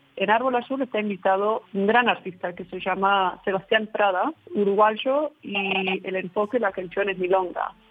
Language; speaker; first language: Spanish; early bilingual, heritage; English